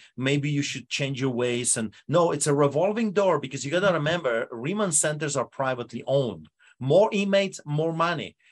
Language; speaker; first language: English; non-native, fluent; Polish